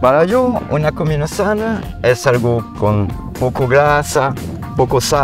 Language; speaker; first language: Spanish; non-native, learner; French